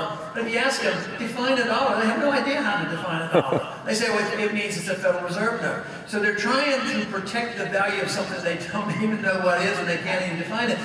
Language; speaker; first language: English; native; English